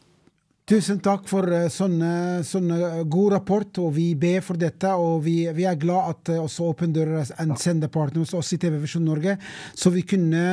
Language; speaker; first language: Norwegian; non-native, fluent; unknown